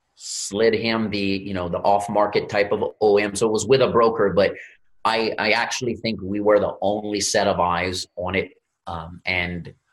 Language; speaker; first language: English; native; English